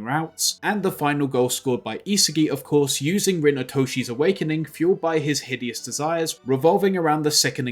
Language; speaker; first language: English; native; English